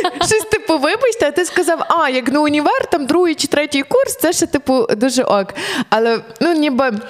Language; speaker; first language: Ukrainian; native; Ukrainian